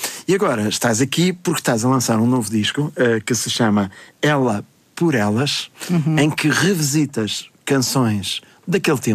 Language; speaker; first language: Portuguese; native; Portuguese